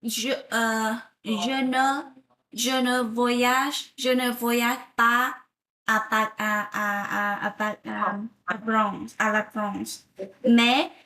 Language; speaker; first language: French; non-native, learner; Vietnamese